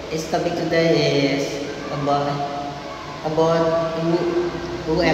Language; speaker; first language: English; non-native, learner; Indonesian